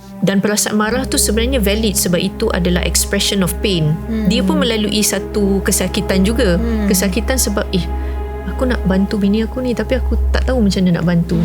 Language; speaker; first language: Malay; early bilingual, heritage; Malay